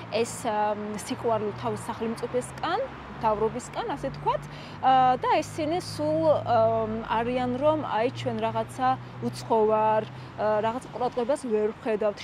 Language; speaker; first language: Georgian; non-native, local second language; Azerbaijani